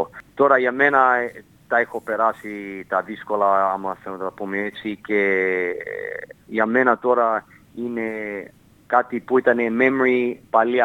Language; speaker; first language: Greek; early bilingual, heritage; Greek